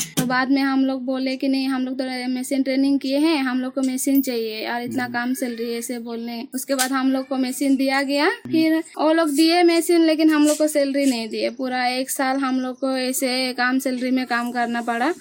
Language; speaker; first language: Hindi; non-native, local second language; Assamese